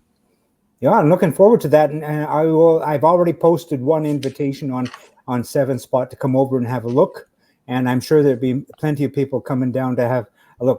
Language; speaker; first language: English; native; English